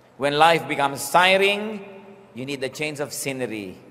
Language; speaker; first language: English; non-native, local second language; Filipino